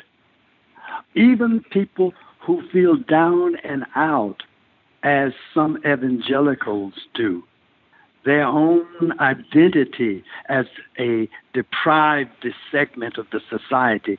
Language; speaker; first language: English; native; English